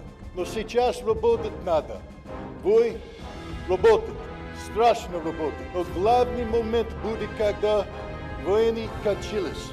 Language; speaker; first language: Russian; non-native, learner; English